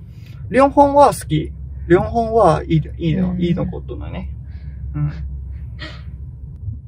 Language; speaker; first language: Japanese; non-native, learner; Chinese